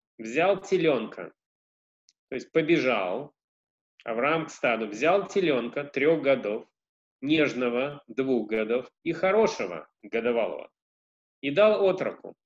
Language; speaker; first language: Russian; early bilingual, heritage; Russian